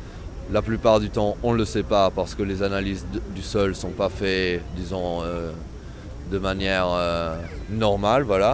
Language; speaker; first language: French; non-native, fluent; Italian